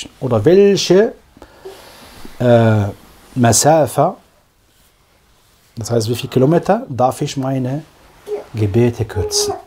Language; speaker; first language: German; non-native, fluent; Arabic